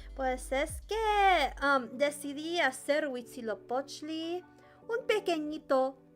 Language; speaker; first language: Spanish; early bilingual, heritage; Spanish